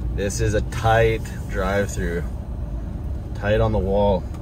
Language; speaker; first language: English; native; English